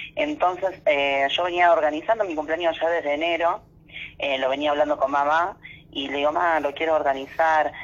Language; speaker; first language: Spanish; native; Spanish